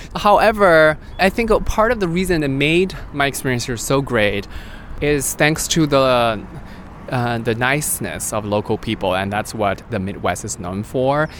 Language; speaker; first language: English; non-native, fluent; Chinese